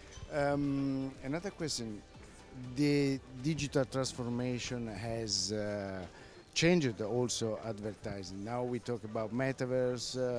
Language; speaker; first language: English; non-native, fluent; Italian